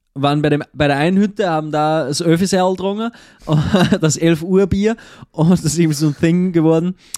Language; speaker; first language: German; native; German